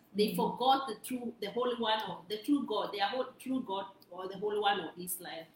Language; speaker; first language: English; non-native, local second language; Kikuyu